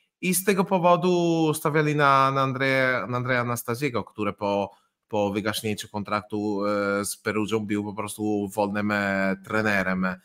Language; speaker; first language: Polish; non-native, fluent; Italian